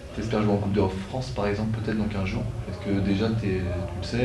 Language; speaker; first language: French; native; French